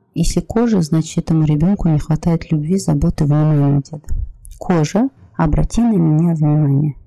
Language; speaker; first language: Russian; non-native, local second language; Kazakh